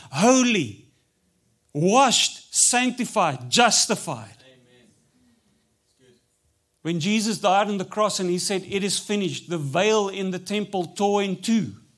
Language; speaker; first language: English; non-native, fluent; Afrikaans